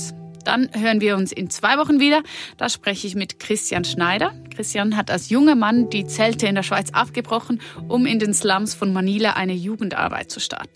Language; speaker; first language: German; native; German